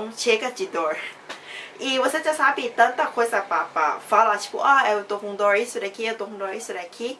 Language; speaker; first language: Portuguese; non-native, fluent; Thai